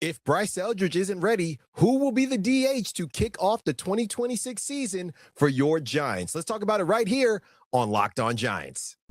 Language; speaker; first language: English; native; English